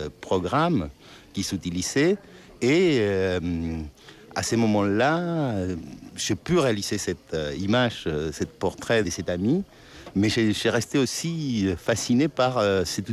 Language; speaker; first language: French; non-native, fluent; Spanish